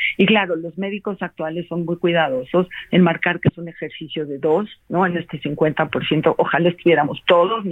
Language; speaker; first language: Spanish; native; Spanish